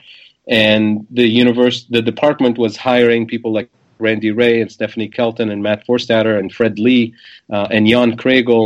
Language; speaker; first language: English; non-native, fluent; Arabic